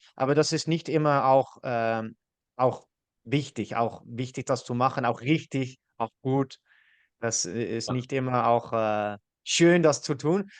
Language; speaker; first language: German; non-native, learner; Dutch